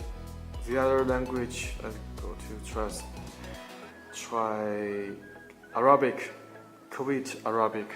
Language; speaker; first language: English; non-native, learner; Chinese